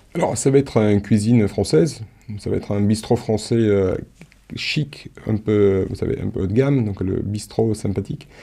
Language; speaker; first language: French; non-native, fluent; Romanian